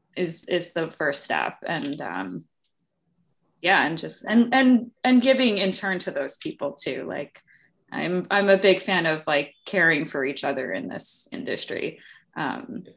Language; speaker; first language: English; native; English